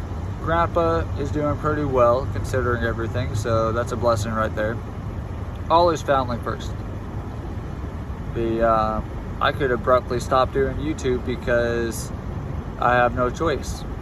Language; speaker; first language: English; native; English